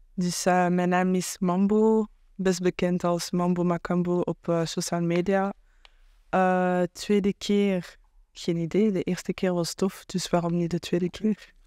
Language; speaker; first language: Dutch; non-native, local second language; French